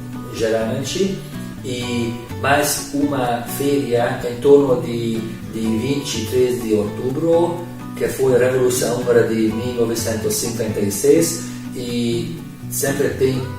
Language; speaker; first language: Portuguese; non-native, fluent; Hungarian